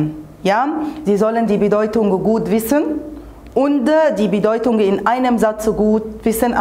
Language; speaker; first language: German; non-native, fluent; Arabic